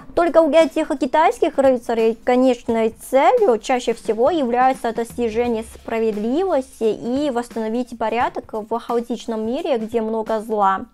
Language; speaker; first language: Russian; non-native, fluent; Chinese